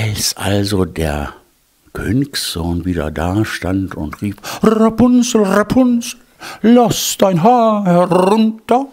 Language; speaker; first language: German; native; German